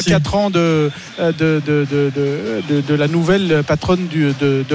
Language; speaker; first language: French; native; French